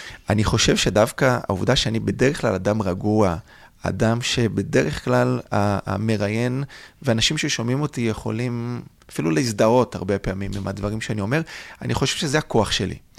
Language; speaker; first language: Hebrew; non-native, fluent; Portuguese